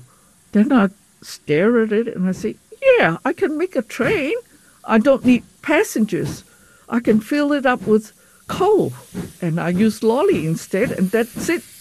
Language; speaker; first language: English; non-native, fluent; Cantonese